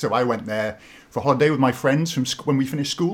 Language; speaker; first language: English; native; English